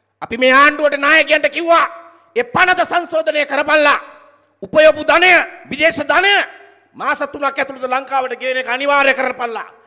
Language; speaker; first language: Sinhala; native; Sinhala